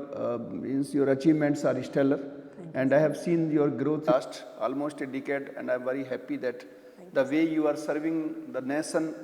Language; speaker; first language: English; non-native, local second language; Hindi